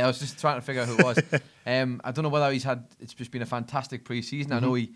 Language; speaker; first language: English; native; English